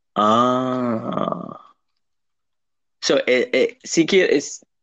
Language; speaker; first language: Spanish; non-native, learner; English